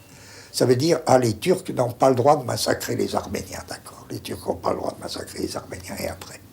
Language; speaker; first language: French; native; French